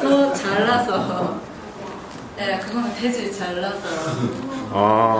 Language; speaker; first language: Korean; non-native, fluent; Japanese